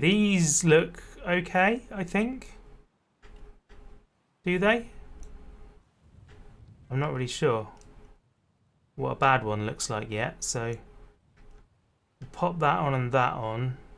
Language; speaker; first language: English; native; English